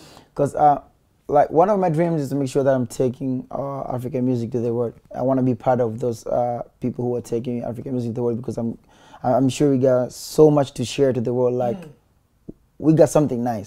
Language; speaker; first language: English; non-native, local second language; Swahili